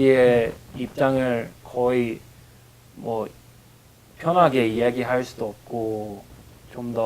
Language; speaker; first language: Korean; non-native, fluent; English